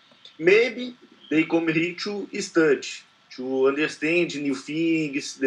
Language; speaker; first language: English; non-native, learner; Portuguese